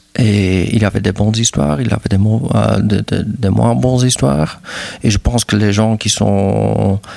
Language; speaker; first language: French; non-native, local second language; Dutch